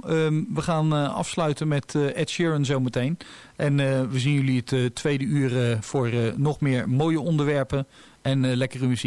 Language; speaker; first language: Dutch; native; Dutch